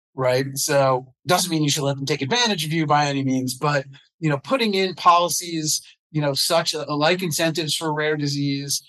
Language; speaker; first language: English; native; English